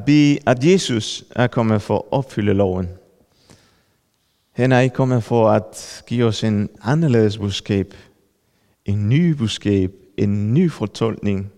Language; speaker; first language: Danish; non-native, fluent; Spanish